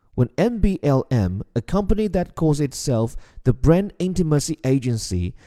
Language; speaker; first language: English; non-native, fluent; Chinese